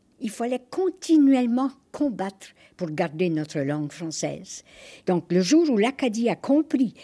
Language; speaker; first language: French; native; French